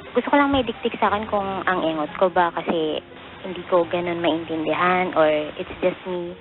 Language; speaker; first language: Filipino; non-native, local second language; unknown